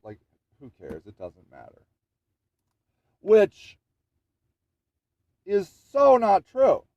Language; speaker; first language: English; native; English